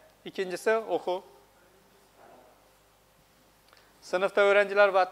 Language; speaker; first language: Turkish; non-native, fluent; Urdu